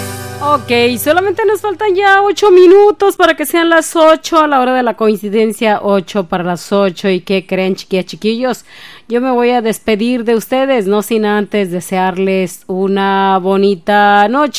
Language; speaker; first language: Spanish; native; Spanish